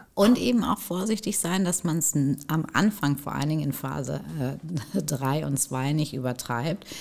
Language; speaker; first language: German; native; German